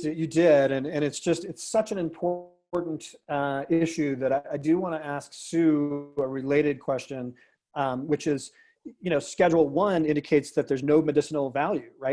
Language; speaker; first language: English; native; English